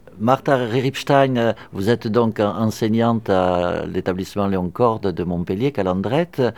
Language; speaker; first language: French; native; French